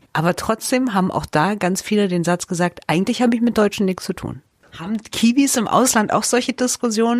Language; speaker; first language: German; native; German